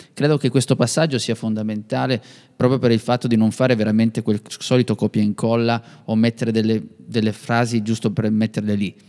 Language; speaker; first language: Italian; native; Italian